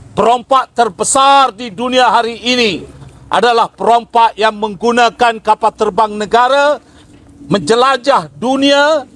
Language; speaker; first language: Malay; non-native, local second language; Tamil